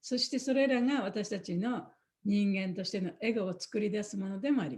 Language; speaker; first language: Japanese; native; Japanese